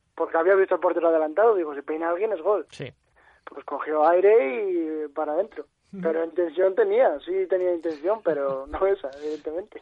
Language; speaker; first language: Spanish; native; Spanish